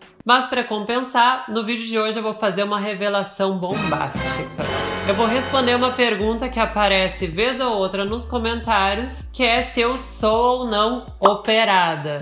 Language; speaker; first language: Portuguese; native; Portuguese